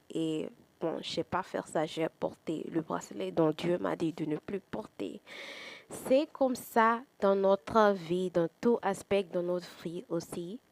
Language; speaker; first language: French; non-native, fluent; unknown